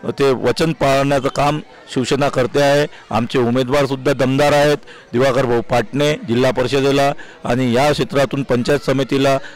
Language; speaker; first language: Marathi; native; Marathi